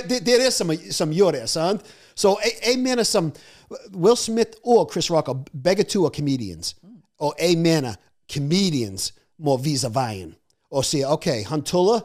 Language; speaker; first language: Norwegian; non-native, fluent; English